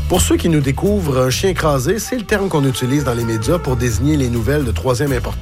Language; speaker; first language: French; native; French